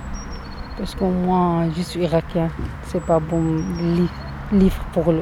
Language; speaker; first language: French; non-native, learner; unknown